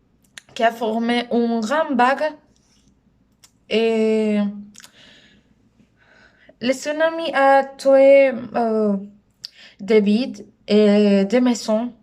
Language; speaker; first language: French; non-native, learner; Spanish